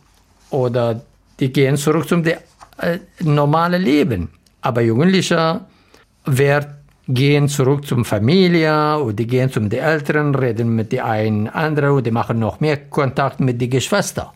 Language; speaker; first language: German; non-native, learner; Arabic